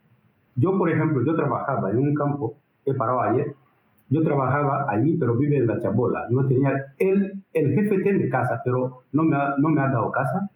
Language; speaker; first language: Spanish; non-native, learner; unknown